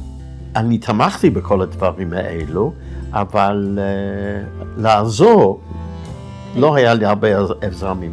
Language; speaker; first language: Hebrew; non-native, fluent; English